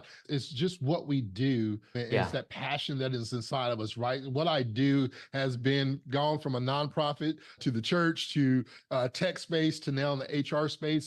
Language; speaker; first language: English; native; English